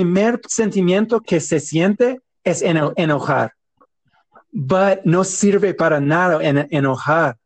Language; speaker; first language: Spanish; non-native, learner; English